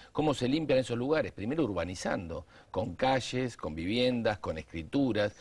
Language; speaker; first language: Spanish; native; Spanish